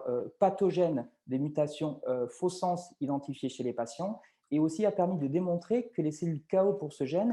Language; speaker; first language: French; native; French